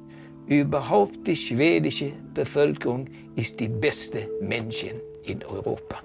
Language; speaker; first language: German; non-native, learner; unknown